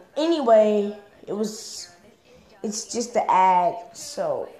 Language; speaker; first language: English; native; English